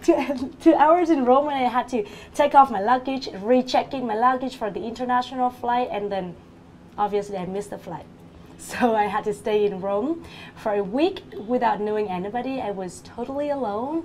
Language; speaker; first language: English; non-native, fluent; Vietnamese